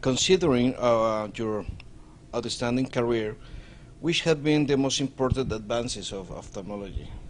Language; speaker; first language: English; non-native, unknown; Spanish